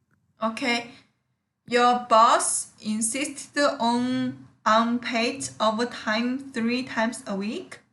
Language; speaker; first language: English; non-native, learner; Chinese